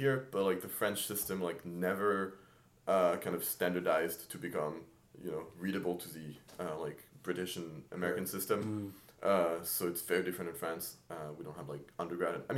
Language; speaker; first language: English; early bilingual, other home language; French